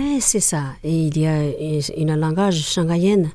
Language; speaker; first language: French; non-native, learner; Chinese